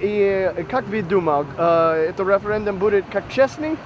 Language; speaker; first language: Russian; non-native, learner; English